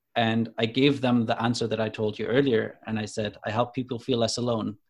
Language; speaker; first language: English; non-native, fluent; German